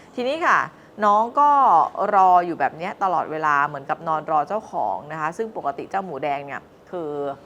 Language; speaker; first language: Thai; native; Thai